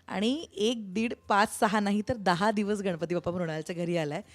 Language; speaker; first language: Marathi; native; Marathi